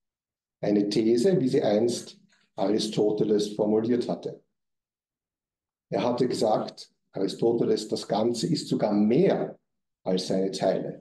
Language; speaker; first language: German; native; German